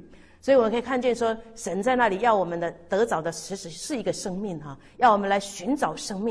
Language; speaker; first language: Chinese; native; Chinese